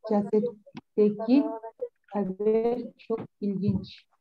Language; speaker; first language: Turkish; non-native, learner; Kyrgyz